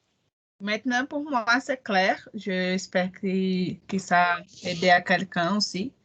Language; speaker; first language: French; non-native, learner; Portuguese